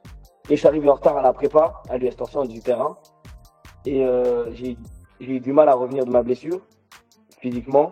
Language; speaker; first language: French; native; French